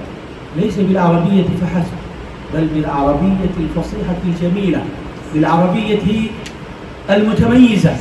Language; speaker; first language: Arabic; non-native, fluent; Bangla